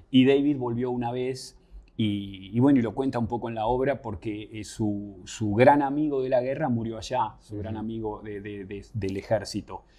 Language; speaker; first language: Spanish; native; Spanish